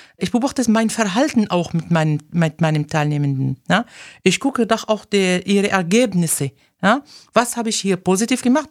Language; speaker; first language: German; non-native, fluent; Arabic